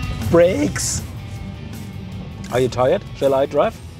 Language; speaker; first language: English; non-native, learner; German